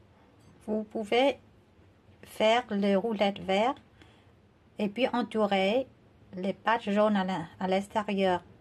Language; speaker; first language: French; non-native, learner; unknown